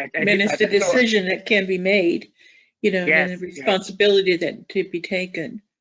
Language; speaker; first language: English; native; English